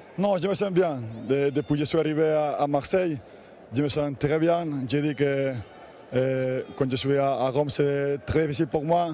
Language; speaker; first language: French; non-native, learner; Spanish